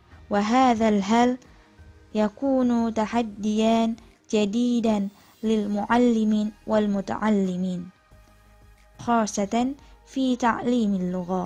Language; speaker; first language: Arabic; non-native, learner; Indonesian